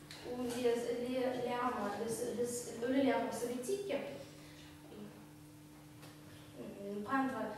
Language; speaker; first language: French; non-native, learner; Russian